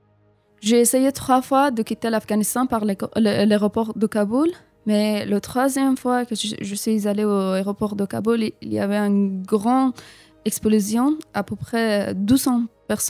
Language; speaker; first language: French; non-native, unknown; Persian